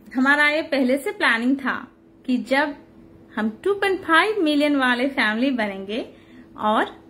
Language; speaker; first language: Hindi; non-native, local second language; Odia